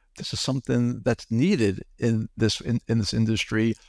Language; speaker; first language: English; native; English